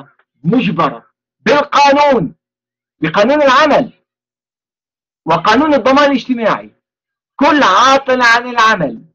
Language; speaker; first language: Arabic; native; Arabic